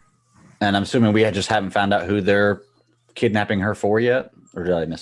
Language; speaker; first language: English; native; English